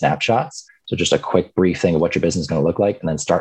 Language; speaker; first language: English; native; English